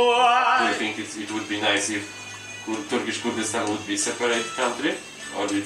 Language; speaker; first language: English; non-native, fluent; Polish